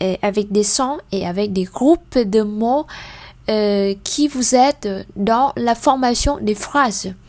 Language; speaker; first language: French; non-native, fluent; Vietnamese